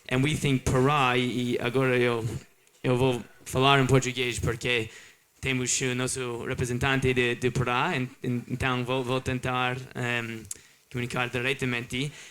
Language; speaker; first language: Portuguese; non-native, learner; English